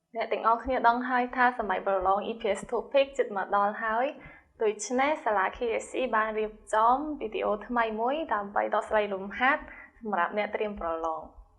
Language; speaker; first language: Khmer; non-native, fluent; Korean